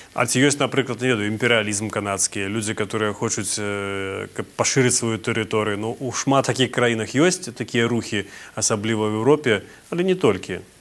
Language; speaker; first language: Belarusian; native; Belarusian